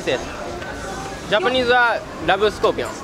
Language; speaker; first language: English; non-native, learner; Japanese